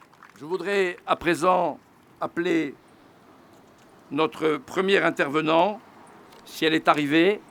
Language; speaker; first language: French; native; French